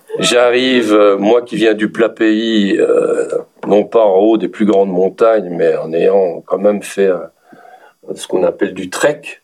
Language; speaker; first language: French; native; French